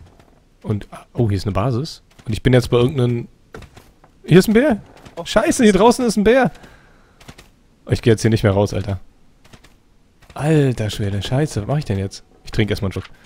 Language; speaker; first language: German; native; German